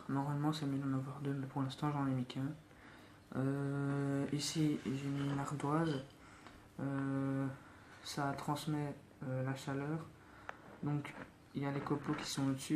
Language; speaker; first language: French; native; French